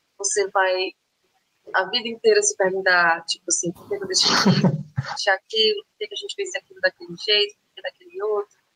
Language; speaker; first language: Portuguese; native; Portuguese